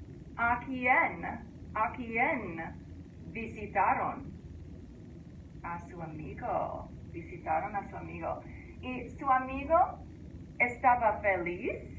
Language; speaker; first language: Spanish; non-native, fluent; English